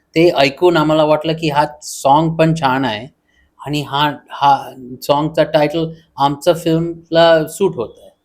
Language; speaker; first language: Marathi; early bilingual, heritage; Marathi